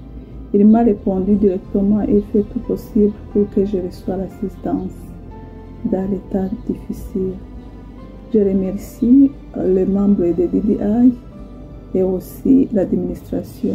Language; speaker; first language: French; non-native, fluent; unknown